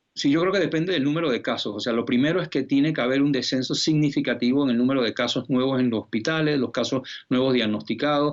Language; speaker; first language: Spanish; native; Spanish